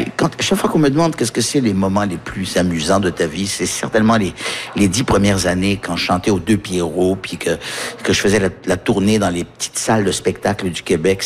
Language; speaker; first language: French; early bilingual, other home language; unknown